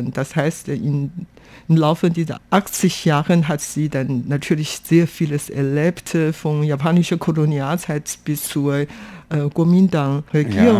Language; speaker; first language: German; non-native, fluent; Chinese